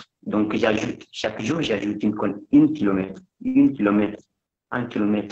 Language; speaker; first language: French; non-native, fluent; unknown